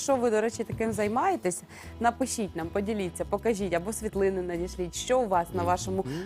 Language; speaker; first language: Ukrainian; native; Ukrainian